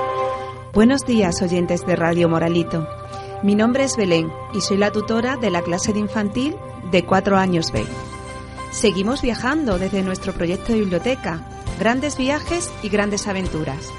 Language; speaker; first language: Spanish; native; Spanish